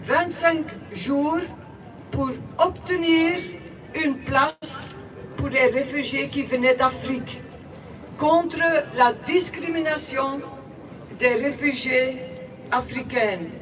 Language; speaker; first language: French; non-native, local second language; Dutch